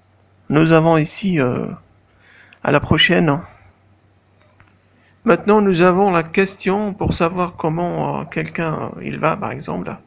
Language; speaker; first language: French; non-native, fluent; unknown